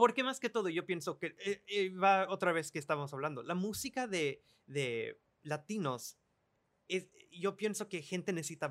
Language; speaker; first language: Spanish; early bilingual, other home language; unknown